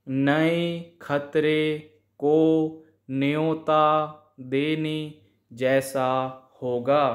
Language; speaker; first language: Hindi; native; Hindi